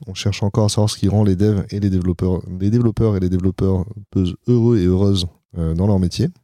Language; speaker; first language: French; native; French